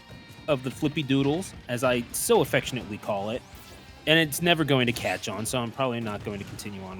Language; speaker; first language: English; native; English